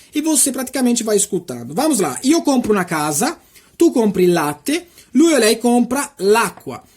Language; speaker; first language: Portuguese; non-native, fluent; Italian